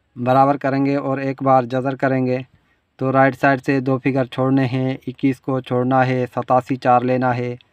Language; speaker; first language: Urdu; non-native, local second language; Punjabi